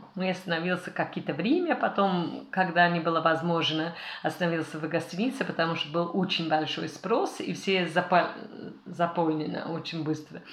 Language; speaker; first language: Russian; non-native, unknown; English